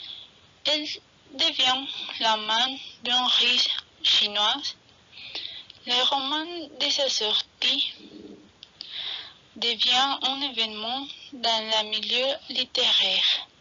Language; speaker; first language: French; non-native, learner; Spanish